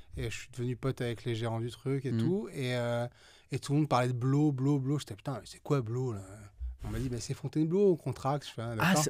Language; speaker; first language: French; native; French